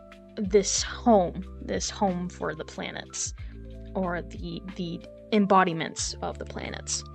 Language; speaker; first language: English; native; English